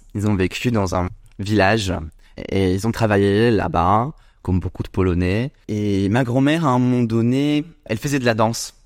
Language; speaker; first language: French; non-native, fluent; Polish